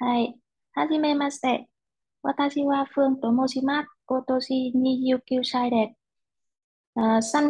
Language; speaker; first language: Japanese; non-native, learner; Vietnamese